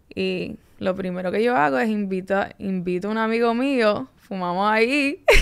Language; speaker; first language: Spanish; early bilingual, heritage; Spanish